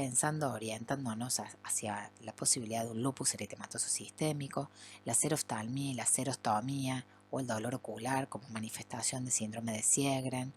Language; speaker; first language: Spanish; native; Spanish